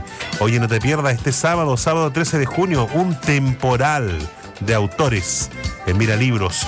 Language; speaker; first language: Spanish; native; Spanish